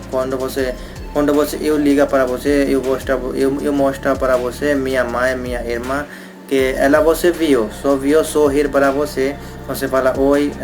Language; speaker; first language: Portuguese; non-native, learner; Hindi